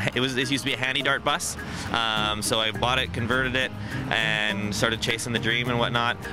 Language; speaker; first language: English; native; English